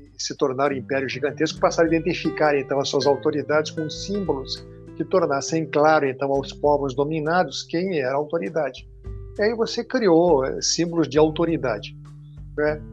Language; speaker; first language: Portuguese; non-native, fluent; Hebrew